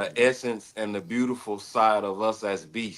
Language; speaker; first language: English; native; English